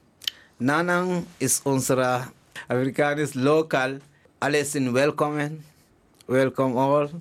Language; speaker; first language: German; non-native, learner; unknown